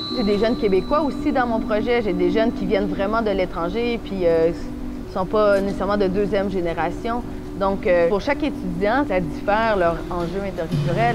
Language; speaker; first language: French; native; French